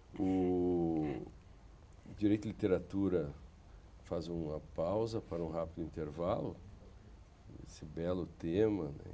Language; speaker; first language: Portuguese; native; Portuguese